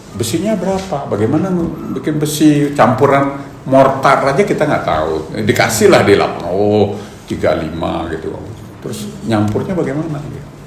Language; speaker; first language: Indonesian; native; Indonesian